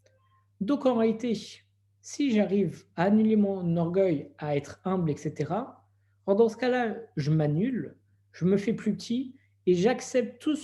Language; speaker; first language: French; native; French